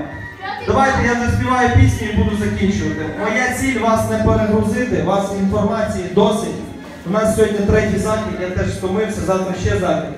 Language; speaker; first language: Ukrainian; native; Ukrainian